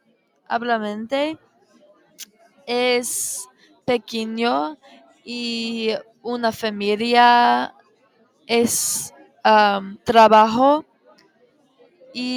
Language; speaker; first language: Spanish; non-native, learner; English